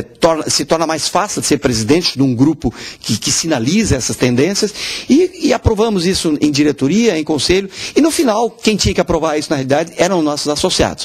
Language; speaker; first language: Portuguese; native; Portuguese